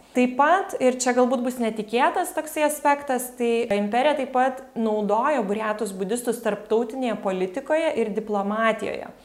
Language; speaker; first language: Lithuanian; native; Lithuanian